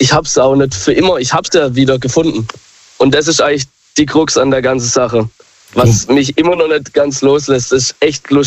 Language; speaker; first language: German; native; German